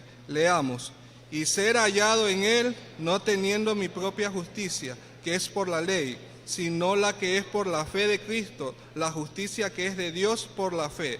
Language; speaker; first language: Spanish; native; Spanish